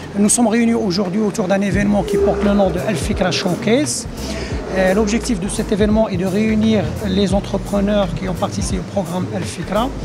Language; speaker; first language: French; non-native, local second language; Arabic